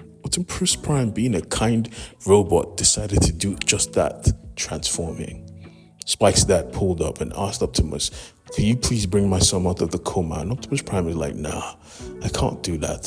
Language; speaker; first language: English; native; English